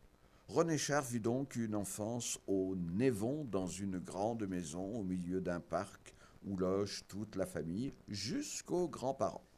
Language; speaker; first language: French; native; French